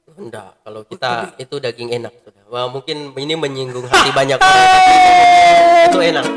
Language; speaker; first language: Indonesian; native; Indonesian